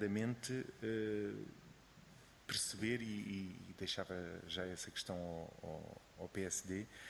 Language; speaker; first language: Portuguese; native; Portuguese